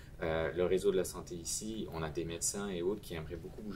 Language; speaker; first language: French; native; French